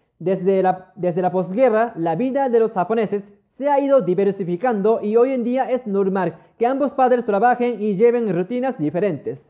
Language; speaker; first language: Spanish; non-native, fluent; Japanese